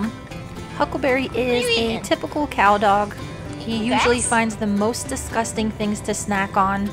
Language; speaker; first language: English; native; English